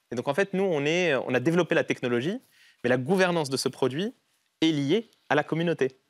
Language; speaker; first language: French; non-native, local second language; Arabic